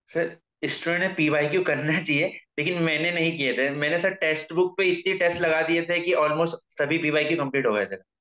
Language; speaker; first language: Hindi; native; Hindi